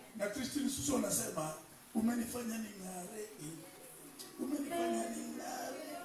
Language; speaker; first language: Swahili; non-native, local second language; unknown